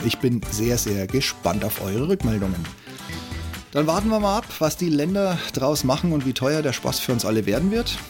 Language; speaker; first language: German; native; German